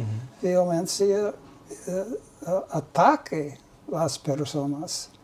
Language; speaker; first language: Spanish; non-native, learner; English